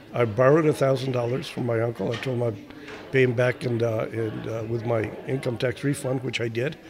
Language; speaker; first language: English; early bilingual, other home language; Spanish